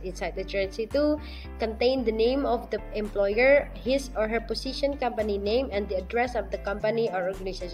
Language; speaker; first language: English; non-native, fluent; Indonesian